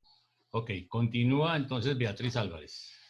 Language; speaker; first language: Spanish; native; Spanish